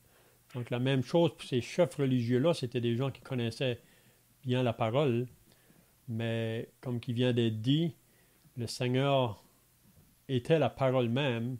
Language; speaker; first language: French; native; French